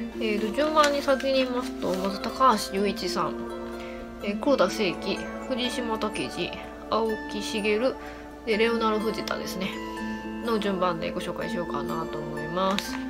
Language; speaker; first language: Japanese; native; Japanese